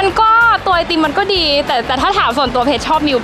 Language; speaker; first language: Thai; native; Thai